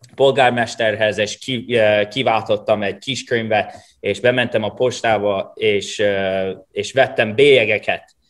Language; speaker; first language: Hungarian; non-native, fluent; English